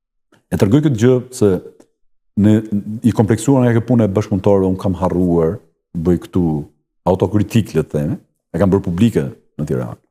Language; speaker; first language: Albanian; native; Albanian